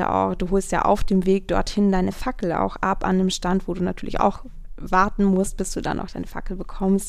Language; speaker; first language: German; native; German